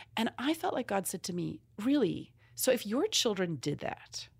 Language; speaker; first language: English; native; English